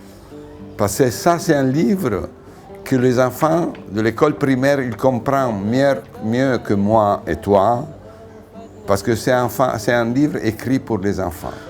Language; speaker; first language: French; non-native, fluent; Italian